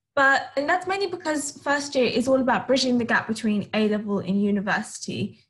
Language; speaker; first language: English; native; English